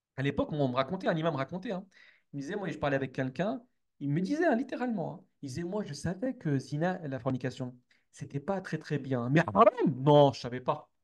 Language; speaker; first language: French; native; French